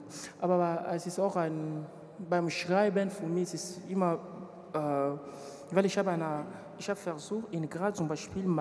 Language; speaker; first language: German; non-native, learner; French